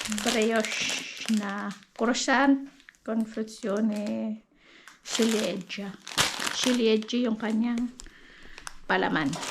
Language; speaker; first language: Filipino; native; Filipino